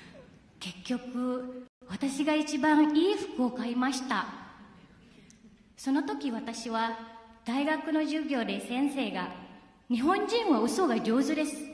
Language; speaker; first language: Japanese; non-native, fluent; Indonesian